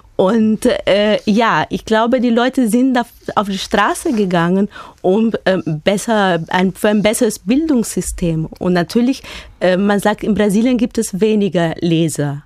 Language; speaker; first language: German; non-native, fluent; Portuguese